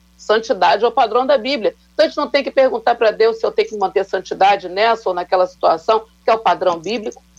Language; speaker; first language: Portuguese; native; Portuguese